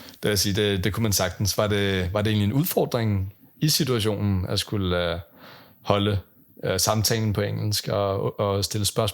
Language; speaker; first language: Danish; native; Danish